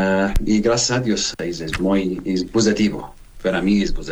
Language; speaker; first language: Spanish; non-native, learner; Arabic